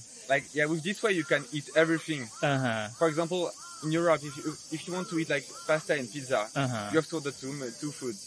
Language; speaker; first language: English; non-native, fluent; French